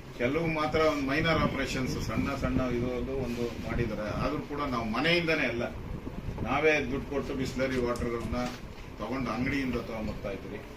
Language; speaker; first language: Kannada; native; Kannada